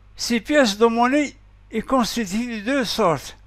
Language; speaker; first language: French; non-native, local second language; Arabic